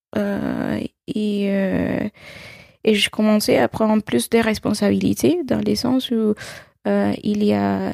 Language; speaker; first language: French; non-native, fluent; Spanish